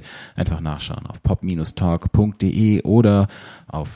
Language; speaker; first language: German; native; German